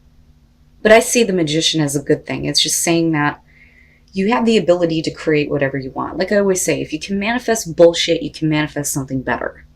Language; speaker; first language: English; native; English